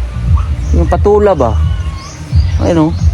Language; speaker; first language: Filipino; native; Filipino